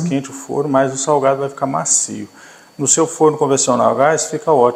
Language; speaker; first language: Portuguese; native; Portuguese